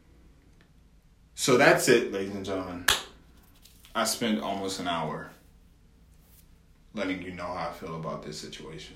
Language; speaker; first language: English; native; English